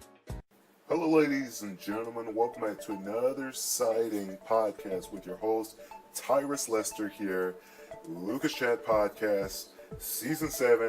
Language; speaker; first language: English; native; English